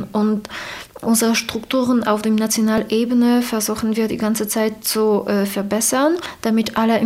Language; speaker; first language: German; non-native, fluent; Polish